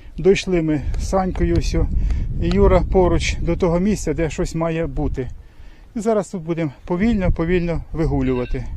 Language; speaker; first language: Ukrainian; native; Ukrainian